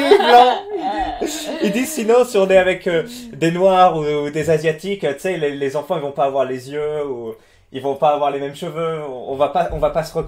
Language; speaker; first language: French; native; French